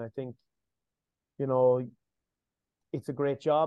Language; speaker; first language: English; native; English